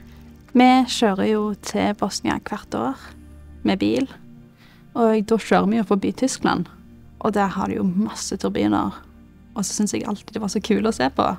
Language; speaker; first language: Norwegian; early bilingual, other home language; Bosnian